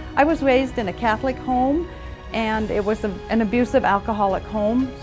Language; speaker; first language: English; native; English